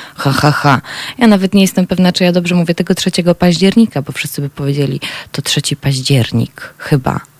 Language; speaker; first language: Polish; native; Polish